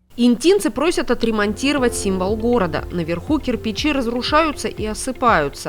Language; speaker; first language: Russian; native; Russian